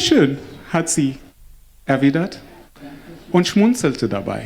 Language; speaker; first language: German; non-native, fluent; Arabic